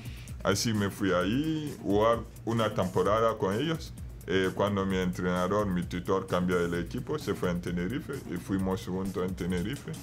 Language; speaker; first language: Spanish; non-native, fluent; Bambara